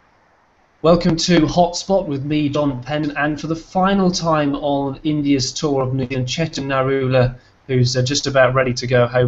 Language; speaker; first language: English; native; English